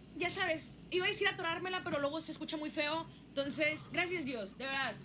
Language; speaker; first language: Spanish; native; Spanish